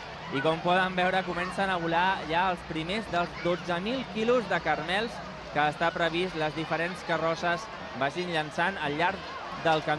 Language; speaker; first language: Catalan; native; Catalan